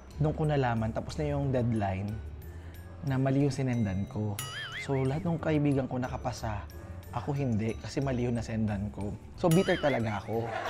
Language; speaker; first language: Filipino; native; Filipino